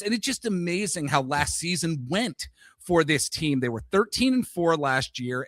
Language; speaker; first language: English; native; English